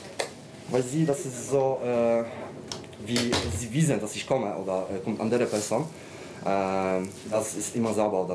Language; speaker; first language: German; non-native, learner; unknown